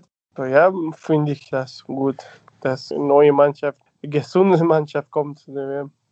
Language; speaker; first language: German; non-native, fluent; Spanish